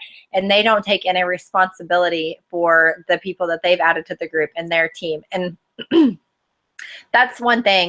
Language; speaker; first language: English; native; English